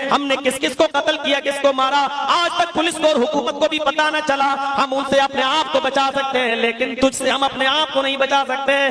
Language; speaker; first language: Urdu; native; Urdu